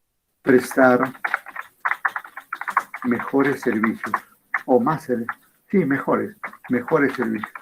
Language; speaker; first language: Spanish; native; Spanish